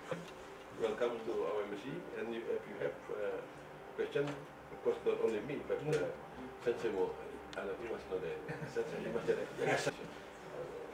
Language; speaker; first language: English; non-native, fluent; Indonesian